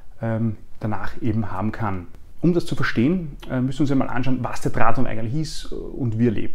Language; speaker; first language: German; native; German